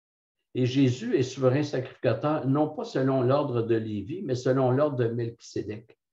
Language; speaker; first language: French; native; French